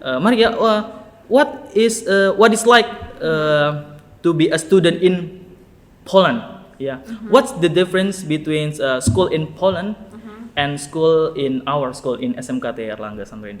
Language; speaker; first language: English; non-native, learner; Indonesian